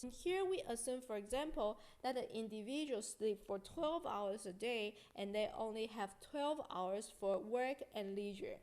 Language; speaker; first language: English; non-native, fluent; Chinese